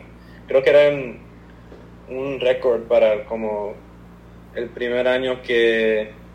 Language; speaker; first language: Spanish; early bilingual, heritage; Spanish